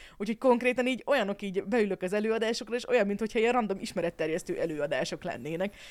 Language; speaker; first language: Hungarian; native; Hungarian